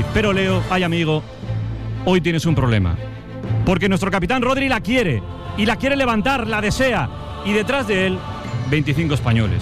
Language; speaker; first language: Spanish; native; Spanish